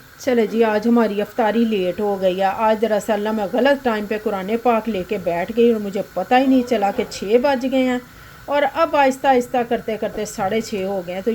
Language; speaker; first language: Urdu; non-native, local second language; Punjabi